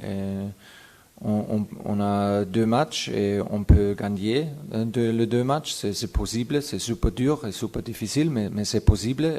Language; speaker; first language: French; non-native, fluent; German